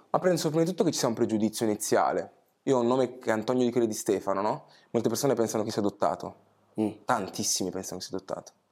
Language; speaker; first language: Italian; early bilingual, other home language; Portuguese